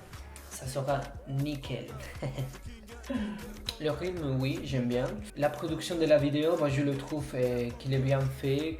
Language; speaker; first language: French; non-native, fluent; Spanish